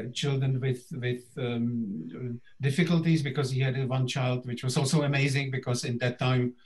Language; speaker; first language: English; non-native, fluent; Czech